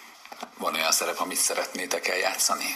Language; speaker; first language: Hungarian; native; Hungarian